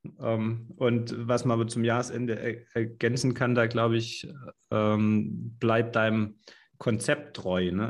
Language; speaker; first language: German; native; German